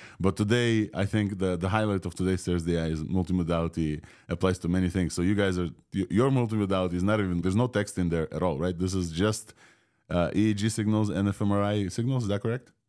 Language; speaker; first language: English; non-native, fluent; Russian